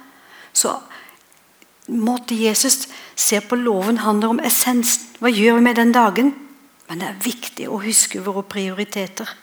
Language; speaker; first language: Norwegian; non-native, fluent; English